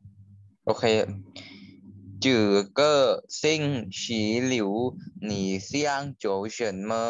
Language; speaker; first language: Chinese; non-native, learner; Thai